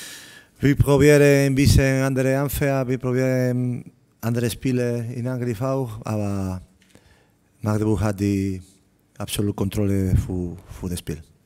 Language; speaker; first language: German; non-native, learner; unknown